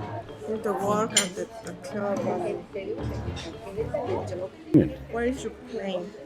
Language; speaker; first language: English; non-native, learner; Spanish